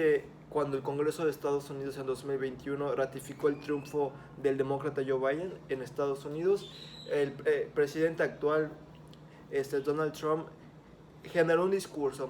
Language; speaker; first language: Spanish; native; Spanish